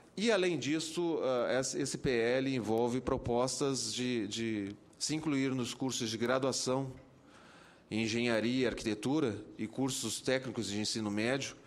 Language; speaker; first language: Portuguese; native; Portuguese